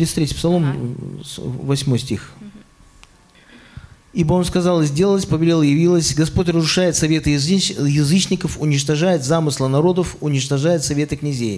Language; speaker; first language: Russian; native; Russian